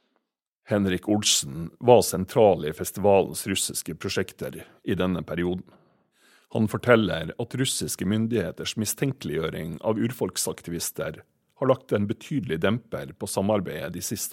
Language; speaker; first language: Norwegian; native; Norwegian